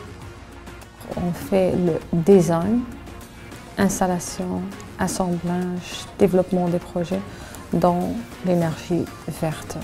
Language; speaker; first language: French; early bilingual, other home language; Arabic